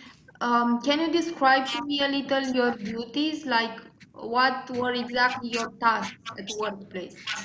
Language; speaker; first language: English; non-native, fluent; Romanian